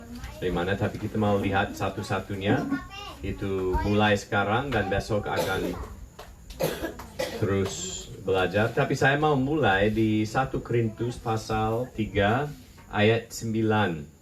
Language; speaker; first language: Indonesian; non-native, fluent; English